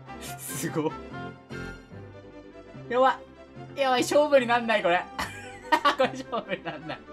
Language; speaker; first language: Japanese; native; Japanese